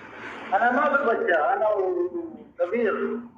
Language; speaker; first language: Arabic; non-native, learner; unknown